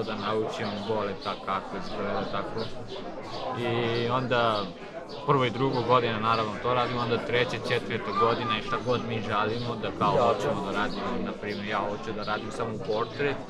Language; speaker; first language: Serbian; non-native, learner; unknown